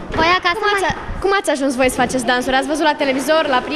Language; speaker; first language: Romanian; native; Romanian